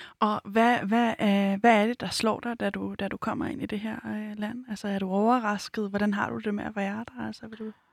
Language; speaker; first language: Danish; native; Danish